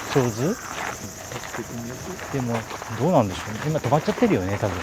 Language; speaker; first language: Japanese; native; Japanese